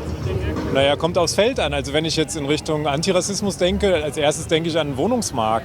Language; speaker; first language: German; native; German